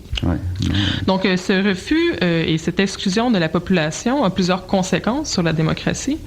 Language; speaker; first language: French; native; French